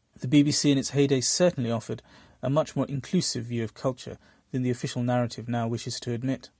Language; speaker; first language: English; early bilingual, other home language; Bangla